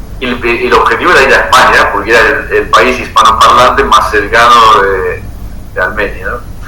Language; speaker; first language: Spanish; non-native, fluent; Armenian